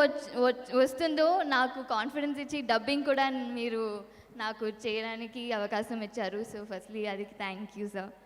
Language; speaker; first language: Telugu; non-native, learner; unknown